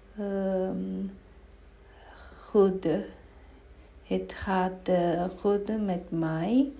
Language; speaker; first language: Dutch; non-native, learner; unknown